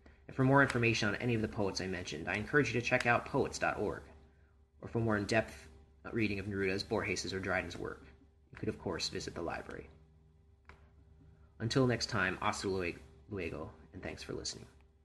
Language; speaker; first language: English; native; English